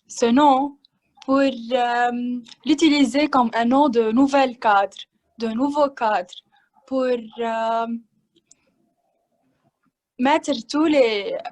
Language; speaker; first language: French; non-native, learner; Arabic